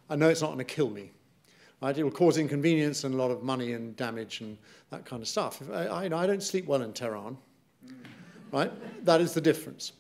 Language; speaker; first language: English; native; English